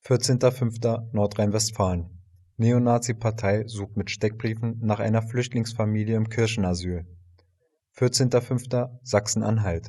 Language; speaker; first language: German; native; German